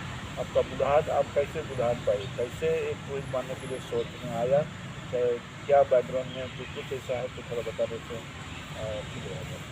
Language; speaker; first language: Hindi; non-native, local second language; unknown